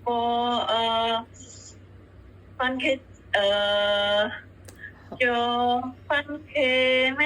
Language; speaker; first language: Cantonese; non-native, fluent; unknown